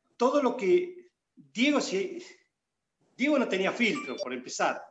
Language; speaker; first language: Spanish; native; Spanish